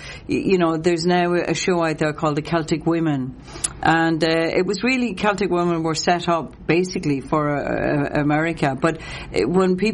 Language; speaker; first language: English; non-native, local second language; Irish